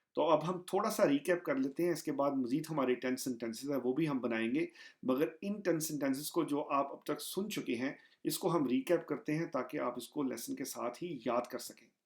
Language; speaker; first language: Urdu; non-native, local second language; Punjabi